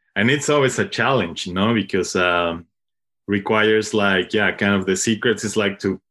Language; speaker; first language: English; non-native, fluent; Spanish